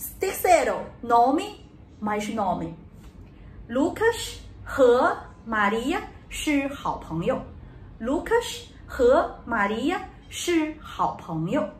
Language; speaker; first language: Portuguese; non-native, learner; Chinese